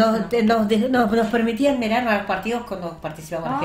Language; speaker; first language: Spanish; early bilingual, heritage; Russian